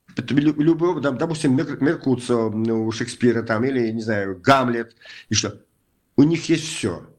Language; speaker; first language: Russian; native; Russian